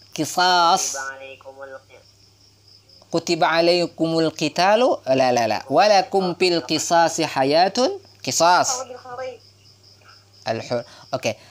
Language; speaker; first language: Arabic; non-native, fluent; Indonesian